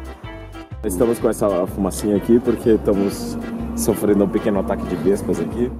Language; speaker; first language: Portuguese; native; Portuguese